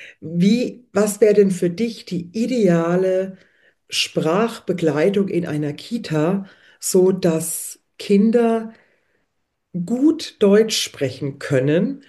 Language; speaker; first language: German; native; German